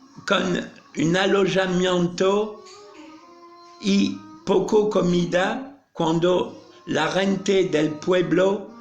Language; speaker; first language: Spanish; non-native, learner; French